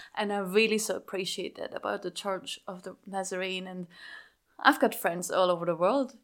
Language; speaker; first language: English; non-native, fluent; Swiss German